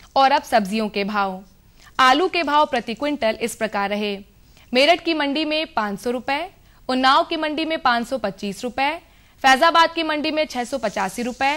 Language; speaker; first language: Hindi; native; Hindi